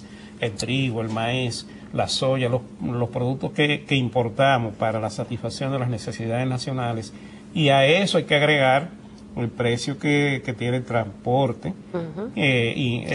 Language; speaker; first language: Spanish; native; Spanish